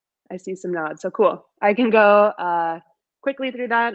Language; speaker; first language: English; native; English